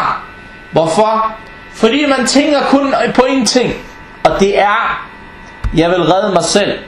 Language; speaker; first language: Danish; early bilingual, other home language; Arabic